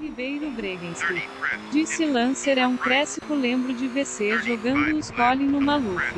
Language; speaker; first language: Portuguese; native; Portuguese